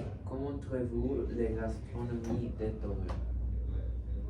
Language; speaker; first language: French; non-native, learner; Spanish